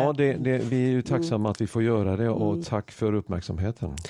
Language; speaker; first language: Swedish; native; Swedish